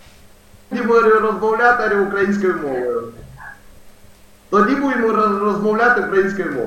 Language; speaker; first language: Ukrainian; non-native, local second language; Russian